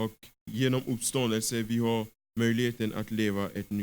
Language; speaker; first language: Swedish; non-native, fluent; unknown